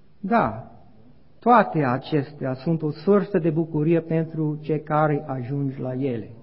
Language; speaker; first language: Romanian; non-native, learner; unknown